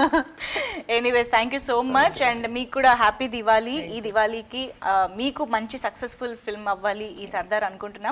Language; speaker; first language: Telugu; native; Telugu